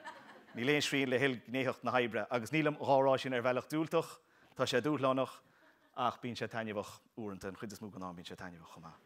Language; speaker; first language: Irish; native; Irish